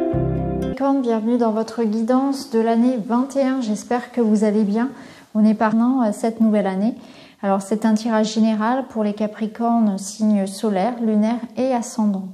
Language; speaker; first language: French; native; French